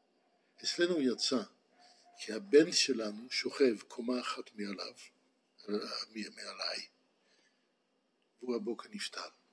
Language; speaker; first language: Hebrew; non-native, fluent; Dutch